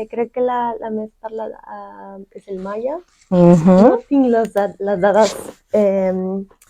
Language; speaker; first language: Catalan; non-native, fluent; Spanish